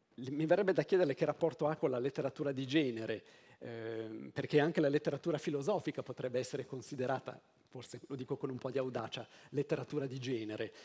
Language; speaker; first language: Italian; native; Italian